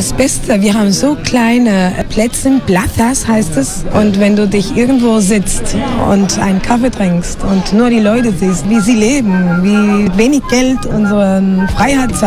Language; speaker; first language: German; non-native, fluent; Spanish